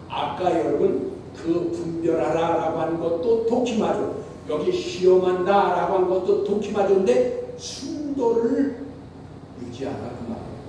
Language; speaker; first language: Korean; native; Korean